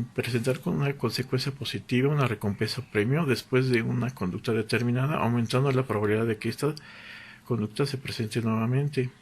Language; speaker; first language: Spanish; native; Spanish